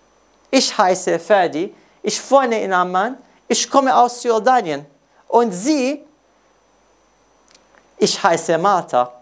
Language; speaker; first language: German; non-native, fluent; Arabic